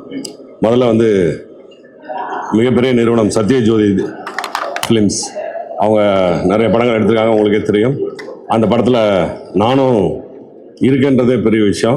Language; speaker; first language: Tamil; native; Tamil